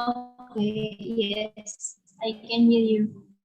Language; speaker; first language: English; non-native, learner; Indonesian